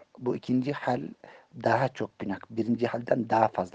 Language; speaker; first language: Turkish; native; Turkish